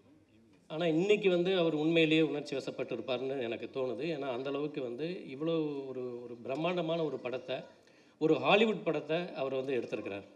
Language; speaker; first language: Tamil; native; Tamil